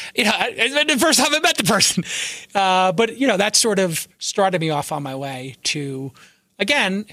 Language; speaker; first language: English; native; English